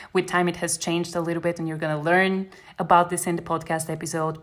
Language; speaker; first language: English; non-native, fluent; Bulgarian